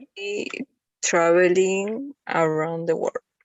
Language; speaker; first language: English; non-native, learner; Spanish